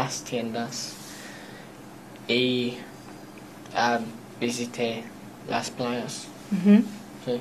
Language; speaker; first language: Spanish; non-native, learner; English